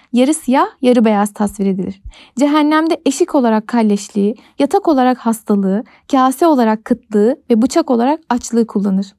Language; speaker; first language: Turkish; native; Turkish